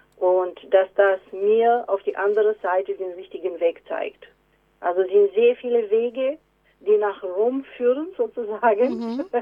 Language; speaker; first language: German; non-native, fluent; Romanian